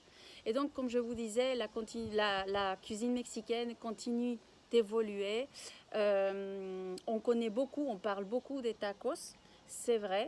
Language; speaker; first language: French; non-native, fluent; Spanish